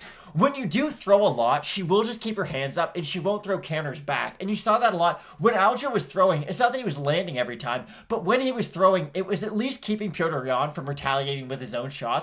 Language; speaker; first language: English; native; English